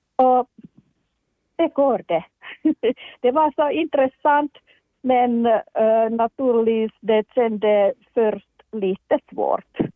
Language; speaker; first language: Swedish; non-native, local second language; Finnish